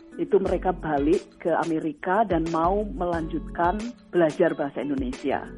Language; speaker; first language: Indonesian; native; Indonesian